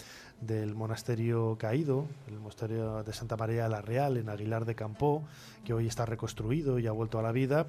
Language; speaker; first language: Spanish; native; Spanish